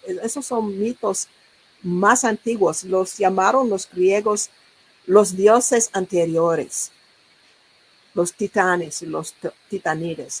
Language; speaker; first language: Spanish; non-native, learner; English